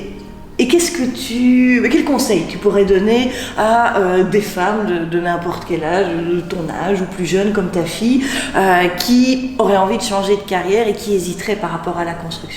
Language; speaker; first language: French; native; French